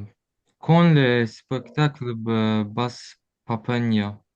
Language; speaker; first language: French; non-native, learner; Azerbaijani